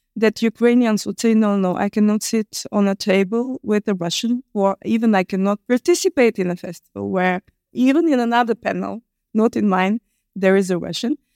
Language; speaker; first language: English; non-native, fluent; Bulgarian